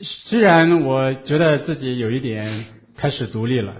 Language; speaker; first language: Chinese; native; Chinese